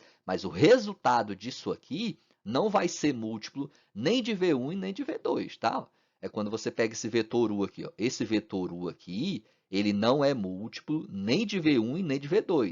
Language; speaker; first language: Portuguese; native; Portuguese